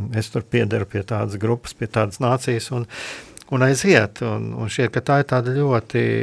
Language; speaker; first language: Latvian; native; Latvian